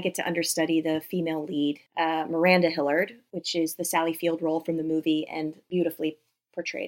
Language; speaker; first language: English; native; English